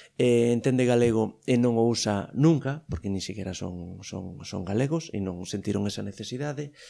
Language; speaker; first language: Galician; native; Galician